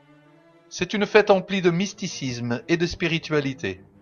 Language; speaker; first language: French; native; French